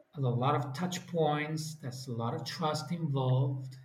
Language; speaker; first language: English; non-native, fluent; Italian